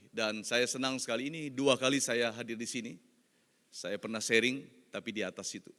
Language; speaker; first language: Indonesian; non-native, local second language; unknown